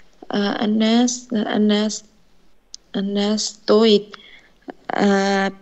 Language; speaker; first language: Russian; non-native, learner; Vietnamese